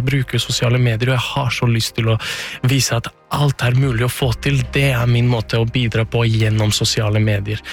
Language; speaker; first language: Norwegian; non-native, fluent; Serbian